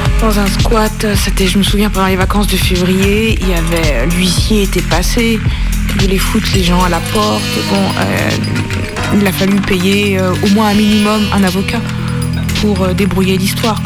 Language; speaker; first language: French; native; French